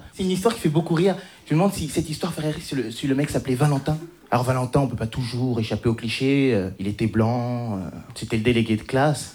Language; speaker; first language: French; native; French